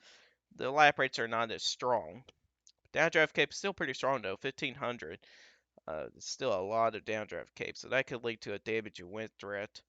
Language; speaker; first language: English; native; English